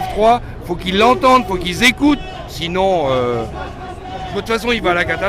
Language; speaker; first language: French; native; French